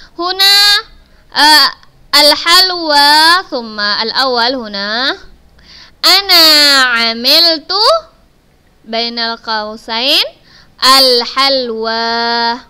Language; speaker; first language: Arabic; non-native, fluent; Indonesian